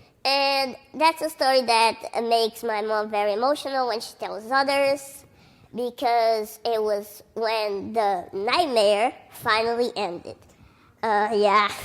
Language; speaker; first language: English; early bilingual, other home language; Portuguese